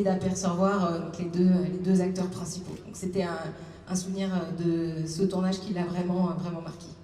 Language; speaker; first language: French; native; French